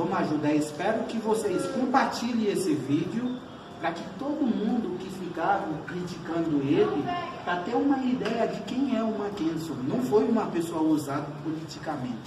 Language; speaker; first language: Portuguese; non-native, fluent; Haitian Creole